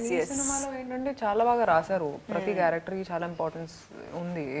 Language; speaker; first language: Telugu; non-native, fluent; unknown